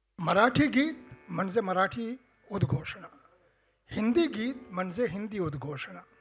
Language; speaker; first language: Marathi; non-native, local second language; Hindi